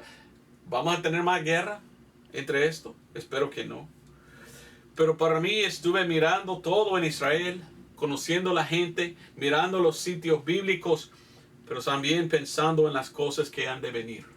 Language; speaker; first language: Spanish; non-native, fluent; English